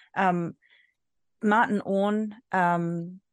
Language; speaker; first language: English; native; English